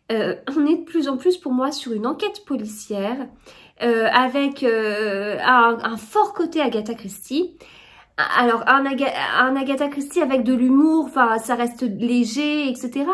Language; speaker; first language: French; native; French